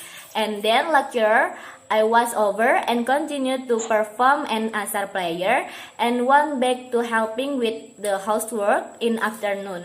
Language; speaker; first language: English; non-native, learner; Indonesian